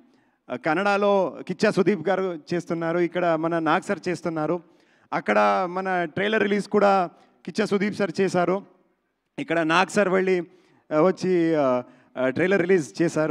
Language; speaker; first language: Telugu; non-native, learner; Kannada